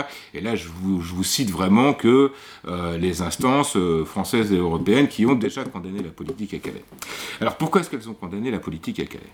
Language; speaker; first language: French; native; French